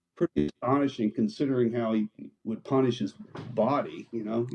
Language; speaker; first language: English; native; English